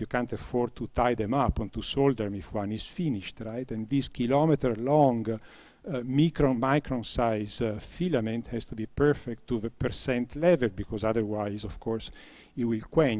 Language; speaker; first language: English; non-native, fluent; Italian